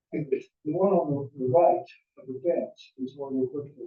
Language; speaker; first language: English; native; English